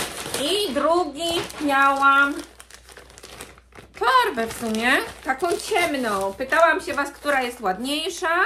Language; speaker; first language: Polish; native; Polish